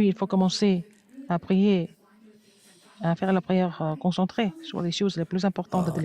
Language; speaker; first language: French; non-native, fluent; Korean